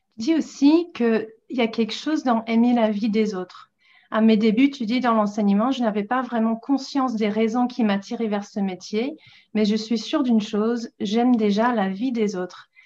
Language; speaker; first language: French; non-native, fluent; English